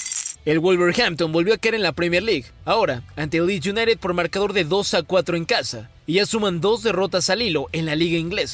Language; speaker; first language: Spanish; native; Spanish